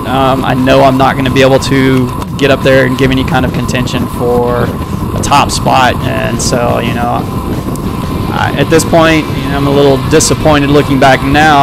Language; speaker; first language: English; native; English